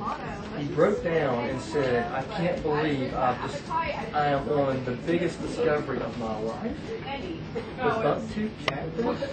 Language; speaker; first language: English; native; English